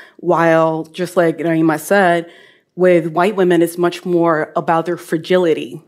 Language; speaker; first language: English; non-native, fluent; Norwegian